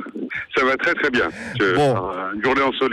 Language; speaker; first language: French; native; French